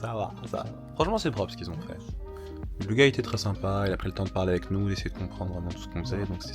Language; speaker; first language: French; native; French